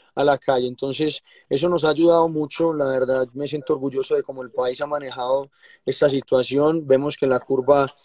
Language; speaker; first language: Spanish; native; Spanish